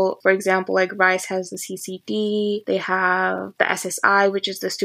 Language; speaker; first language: English; native; English